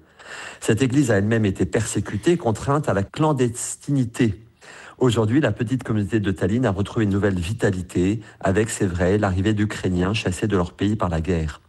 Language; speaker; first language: French; native; French